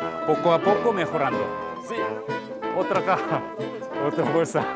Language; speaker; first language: Spanish; non-native, learner; Korean